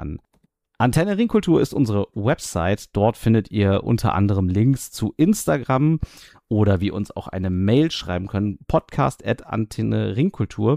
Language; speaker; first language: German; native; German